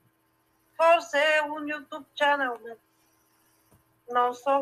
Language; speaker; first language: Italian; non-native, learner; Bulgarian